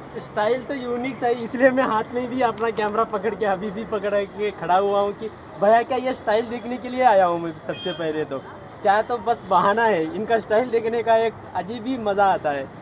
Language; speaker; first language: Hindi; non-native, local second language; Kannada